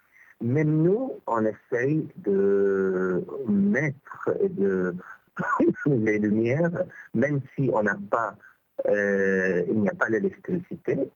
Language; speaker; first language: French; non-native, local second language; Arabic